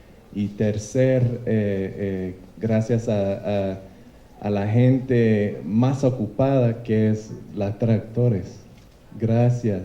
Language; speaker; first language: Spanish; non-native, learner; English